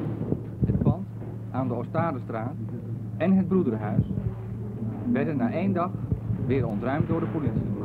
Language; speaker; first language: Dutch; native; Dutch